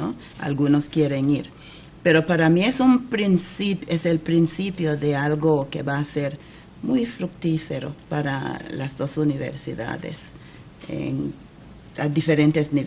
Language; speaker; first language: Spanish; non-native, fluent; English